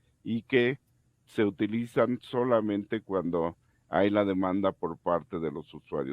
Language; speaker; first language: Spanish; native; Spanish